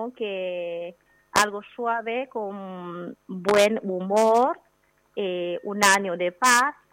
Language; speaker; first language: Spanish; non-native, learner; Chinese